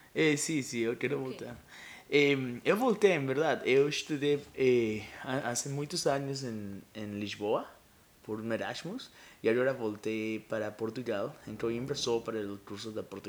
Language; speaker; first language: Portuguese; non-native, fluent; Spanish